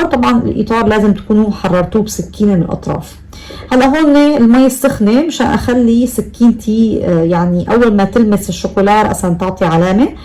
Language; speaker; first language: Arabic; native; Arabic